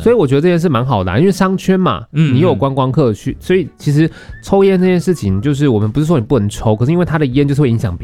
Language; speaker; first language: Chinese; native; Chinese